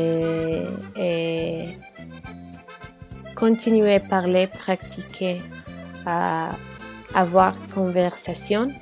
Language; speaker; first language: French; non-native, learner; Arabic